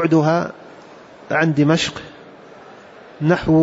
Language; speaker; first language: Arabic; native; Arabic